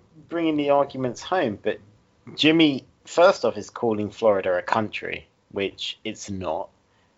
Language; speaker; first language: English; native; English